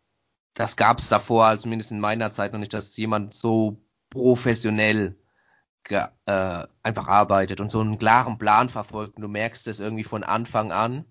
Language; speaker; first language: German; native; German